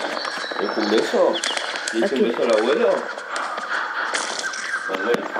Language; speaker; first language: Spanish; native; Spanish